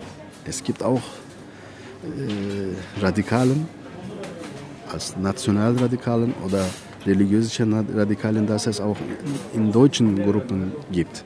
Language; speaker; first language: German; non-native, fluent; Turkish